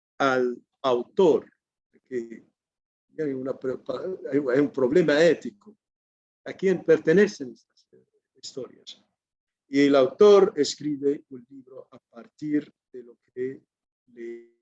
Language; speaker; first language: Spanish; non-native, fluent; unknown